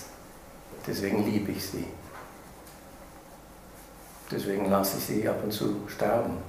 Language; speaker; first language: German; non-native, fluent; English